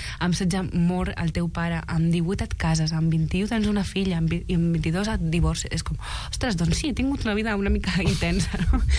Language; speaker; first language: Catalan; early bilingual, other home language; Arabic